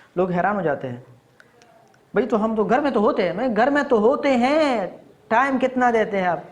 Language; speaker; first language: Urdu; non-native, local second language; Pashto